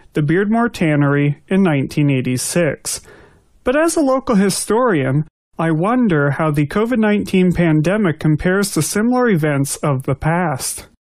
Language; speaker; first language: English; native; English